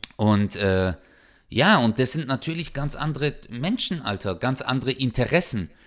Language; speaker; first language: German; early bilingual, other home language; Turkish